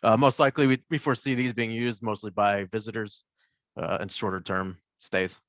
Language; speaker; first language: English; native; English